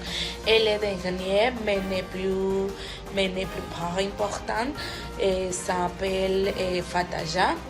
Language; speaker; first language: French; non-native, learner; Spanish